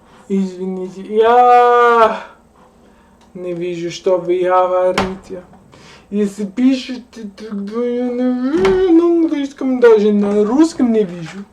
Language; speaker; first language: Russian; non-native, learner; English